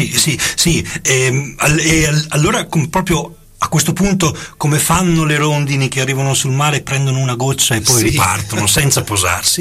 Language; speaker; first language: Italian; native; Italian